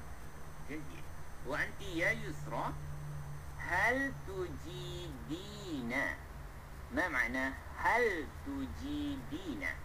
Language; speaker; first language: Arabic; non-native, fluent; Malay